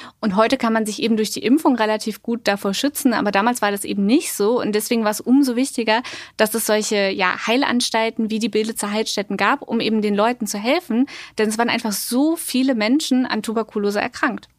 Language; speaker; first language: German; native; German